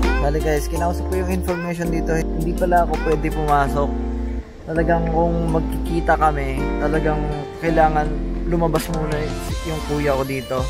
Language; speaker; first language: Filipino; native; Filipino